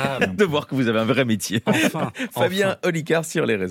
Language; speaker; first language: French; native; French